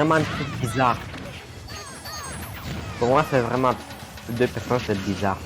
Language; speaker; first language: French; non-native, learner; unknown